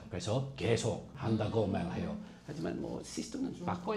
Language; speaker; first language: Korean; non-native, fluent; English